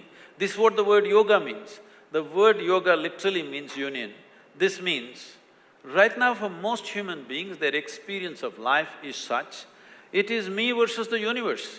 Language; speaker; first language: English; non-native, local second language; Kannada